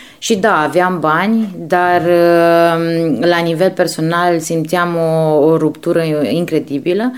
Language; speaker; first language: Romanian; native; Romanian